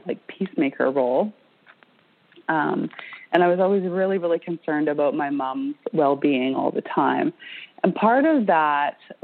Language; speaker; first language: English; native; English